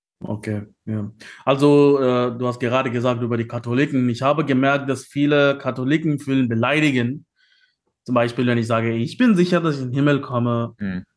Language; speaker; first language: German; non-native, fluent; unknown